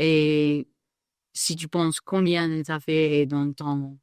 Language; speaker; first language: French; non-native, fluent; English